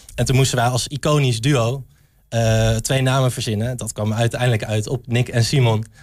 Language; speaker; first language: Dutch; native; Dutch